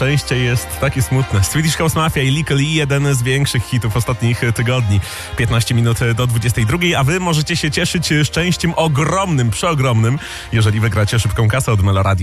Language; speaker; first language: Polish; native; Polish